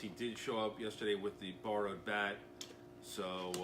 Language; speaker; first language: English; native; English